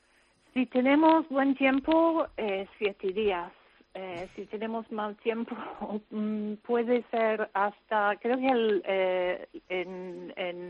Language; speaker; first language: Spanish; non-native, fluent; English